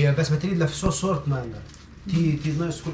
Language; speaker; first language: Russian; non-native, learner; Arabic